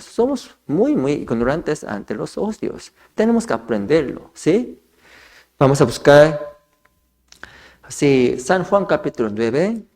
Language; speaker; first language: Spanish; non-native, fluent; Korean